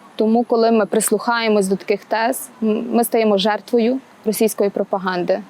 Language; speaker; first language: Ukrainian; native; Ukrainian